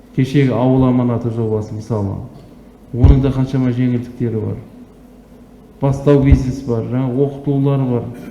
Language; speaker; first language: Kazakh; native; Kazakh